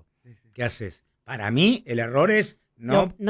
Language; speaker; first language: Spanish; native; Spanish